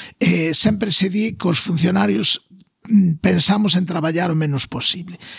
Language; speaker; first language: Galician; non-native, local second language; Spanish